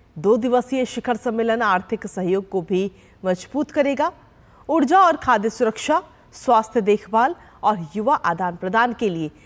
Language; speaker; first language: Hindi; native; Hindi